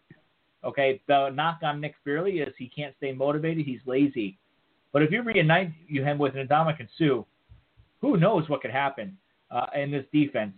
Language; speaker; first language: English; native; English